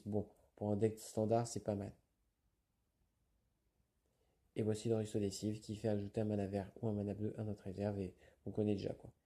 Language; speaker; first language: French; native; French